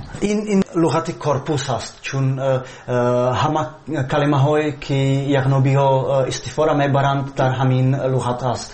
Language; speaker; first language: Persian; non-native, learner; Czech